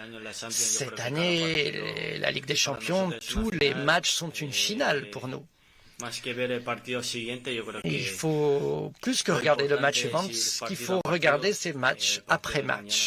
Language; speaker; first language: French; non-native, fluent; Spanish